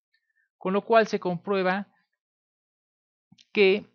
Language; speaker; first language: Spanish; native; Spanish